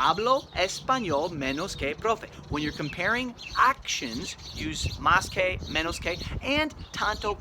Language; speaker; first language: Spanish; non-native, fluent; English